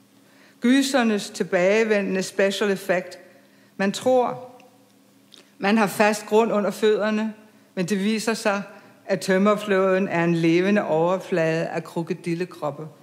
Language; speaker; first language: Danish; native; Danish